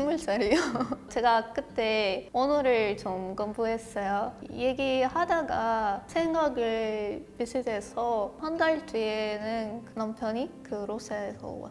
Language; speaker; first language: Korean; non-native, learner; Russian